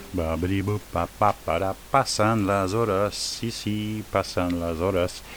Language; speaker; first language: Spanish; non-native, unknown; French